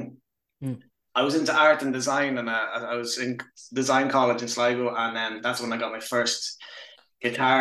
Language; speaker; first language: English; native; English